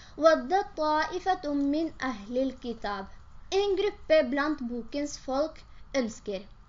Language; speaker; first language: Norwegian; early bilingual, other home language; Urdu